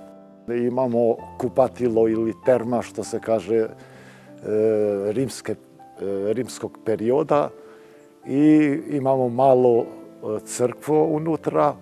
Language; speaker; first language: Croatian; non-native, local second language; Albanian